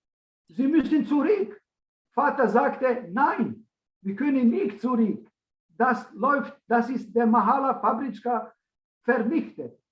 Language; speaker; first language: German; non-native, learner; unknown